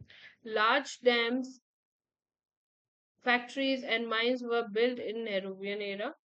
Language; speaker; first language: English; non-native, local second language; Hindi